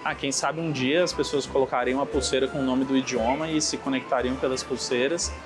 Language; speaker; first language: Portuguese; native; Portuguese